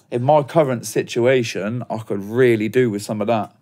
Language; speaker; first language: English; native; English